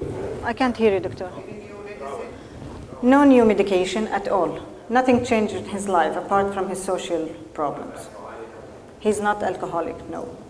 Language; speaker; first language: English; non-native, fluent; Arabic